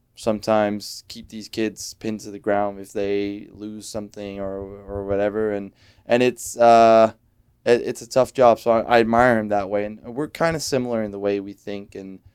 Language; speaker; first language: English; non-native, fluent; Danish